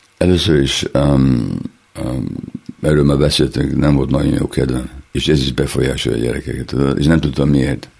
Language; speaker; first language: Hungarian; native; Hungarian